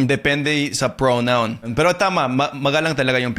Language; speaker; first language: Filipino; non-native, fluent; English